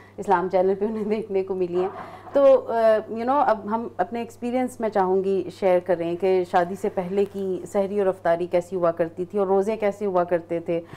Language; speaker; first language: Urdu; native; Urdu